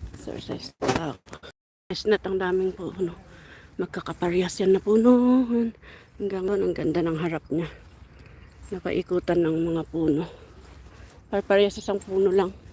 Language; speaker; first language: Filipino; native; Filipino